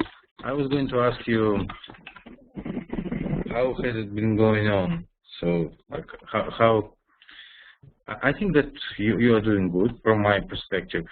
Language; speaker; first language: English; non-native, fluent; Russian